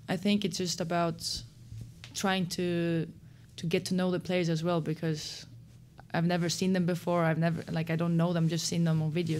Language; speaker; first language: English; non-native, fluent; Swedish